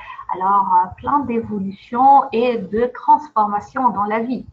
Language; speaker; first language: French; non-native, fluent; Arabic